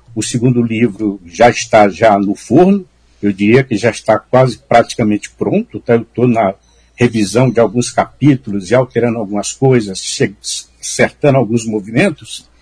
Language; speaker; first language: Portuguese; native; Portuguese